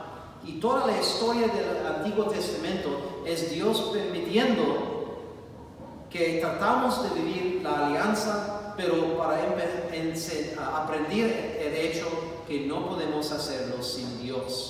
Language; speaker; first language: Spanish; non-native, fluent; English